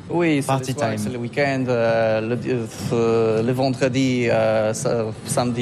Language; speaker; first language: French; non-native, learner; Polish